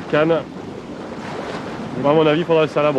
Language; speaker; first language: French; native; French